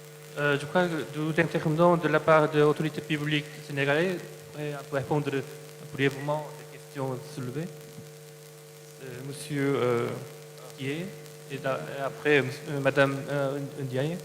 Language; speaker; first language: French; non-native, fluent; Korean